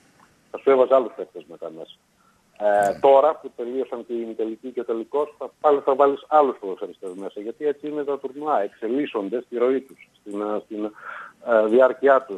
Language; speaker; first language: Greek; native; Greek